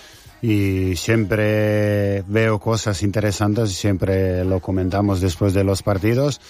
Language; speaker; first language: Spanish; non-native, fluent; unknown